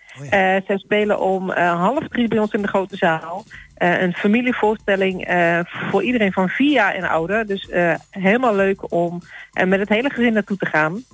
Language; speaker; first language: Dutch; native; Dutch